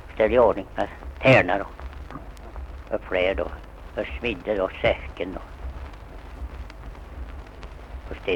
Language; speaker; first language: Swedish; native; Swedish